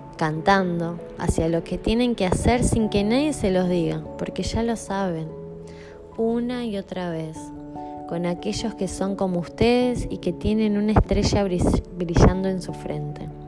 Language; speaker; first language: Spanish; native; Spanish